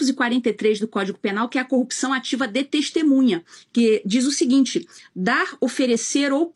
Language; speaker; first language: Portuguese; native; Portuguese